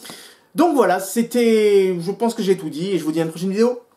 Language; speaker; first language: French; native; French